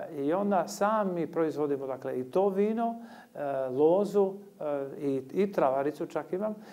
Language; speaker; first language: Croatian; non-native, local second language; Albanian